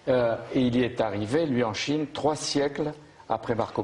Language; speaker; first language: French; native; French